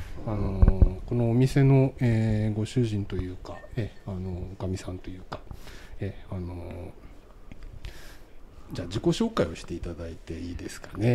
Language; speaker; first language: Japanese; native; Japanese